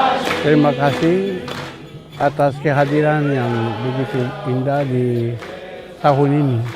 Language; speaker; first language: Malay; non-native, local second language; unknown